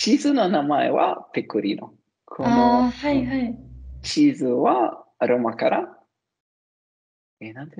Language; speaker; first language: Japanese; non-native, learner; Italian